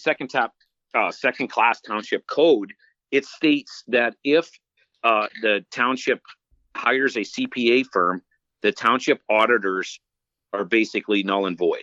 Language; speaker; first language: English; native; English